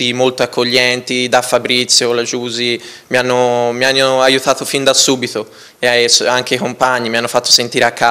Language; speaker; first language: Italian; native; Italian